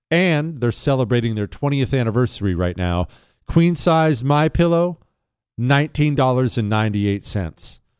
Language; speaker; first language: English; native; English